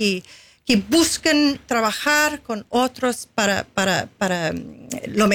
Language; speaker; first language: Spanish; non-native, fluent; English